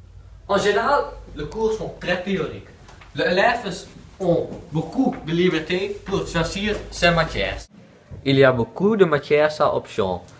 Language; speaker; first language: French; non-native, learner; Dutch